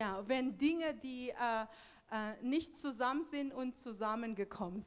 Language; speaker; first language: German; non-native, fluent; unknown